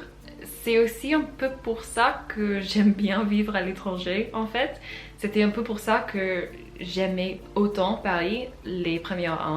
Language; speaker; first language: French; non-native, fluent; English